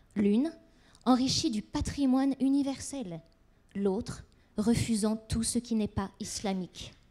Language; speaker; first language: French; native; French